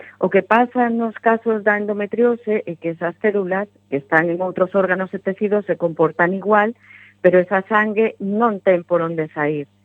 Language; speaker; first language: Galician; non-native, local second language; Spanish